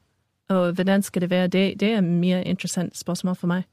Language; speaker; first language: Danish; non-native, fluent; English